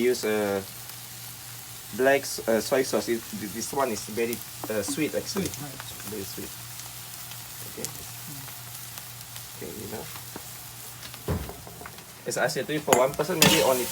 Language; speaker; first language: English; non-native, fluent; Indonesian